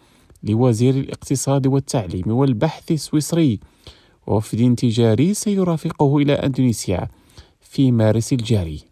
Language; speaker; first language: Arabic; non-native, fluent; Indonesian